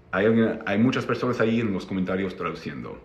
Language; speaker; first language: Spanish; non-native, fluent; English